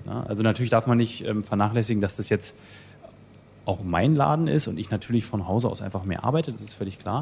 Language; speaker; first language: German; native; German